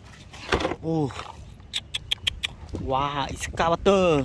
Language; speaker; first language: English; non-native, learner; Indonesian